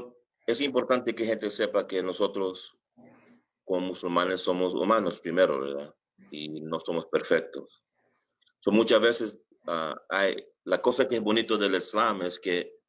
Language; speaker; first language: Spanish; early bilingual, heritage; English